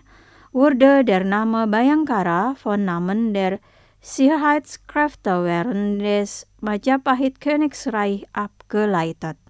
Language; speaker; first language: German; non-native, fluent; Indonesian